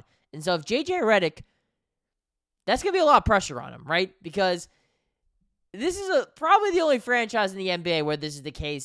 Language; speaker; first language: English; native; English